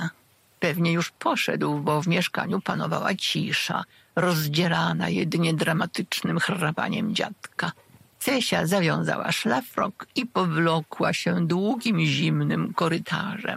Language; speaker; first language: Polish; native; Polish